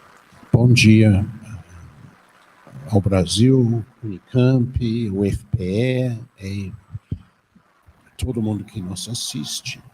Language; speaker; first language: Portuguese; non-native, fluent; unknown